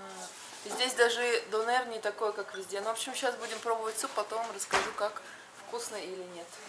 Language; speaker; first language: Russian; native; Russian